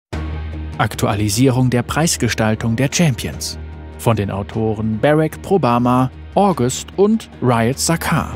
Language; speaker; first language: German; native; German